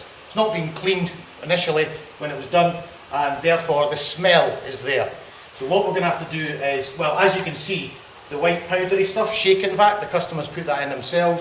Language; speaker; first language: English; native; English